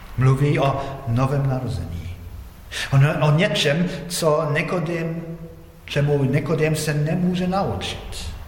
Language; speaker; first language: Czech; non-native, fluent; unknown